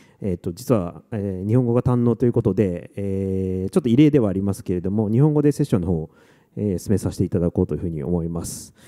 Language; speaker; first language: Japanese; native; Japanese